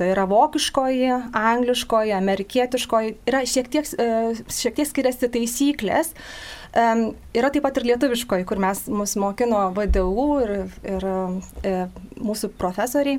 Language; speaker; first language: Lithuanian; native; Lithuanian